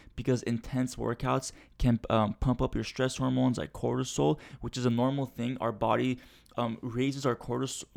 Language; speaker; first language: English; early bilingual, other home language; Turkish